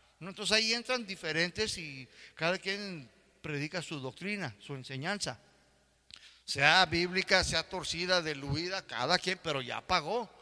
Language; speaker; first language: Spanish; early bilingual, heritage; Spanish